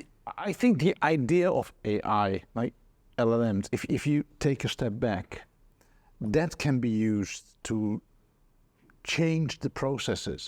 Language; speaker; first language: English; non-native, fluent; Dutch